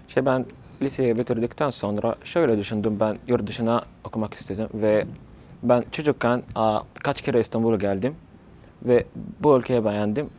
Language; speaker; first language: Turkish; non-native, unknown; Arabic